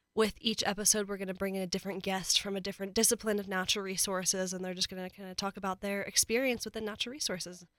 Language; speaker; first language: English; native; English